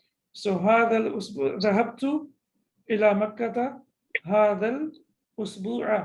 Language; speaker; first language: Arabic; non-native, fluent; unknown